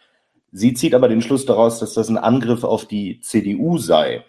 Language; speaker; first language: German; native; German